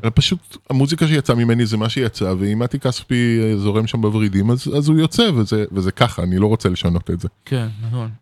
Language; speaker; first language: Hebrew; early bilingual, other home language; French